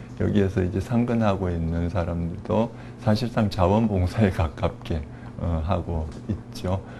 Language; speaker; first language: Korean; native; Korean